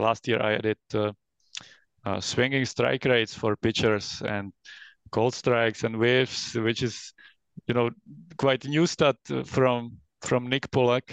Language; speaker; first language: English; non-native, fluent; Czech